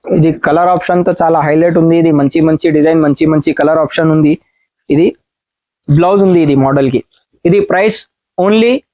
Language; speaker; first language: Telugu; non-native, learner; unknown